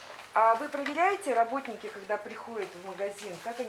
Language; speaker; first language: Russian; native; Russian